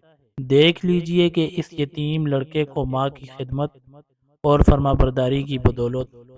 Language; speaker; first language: Urdu; native; Urdu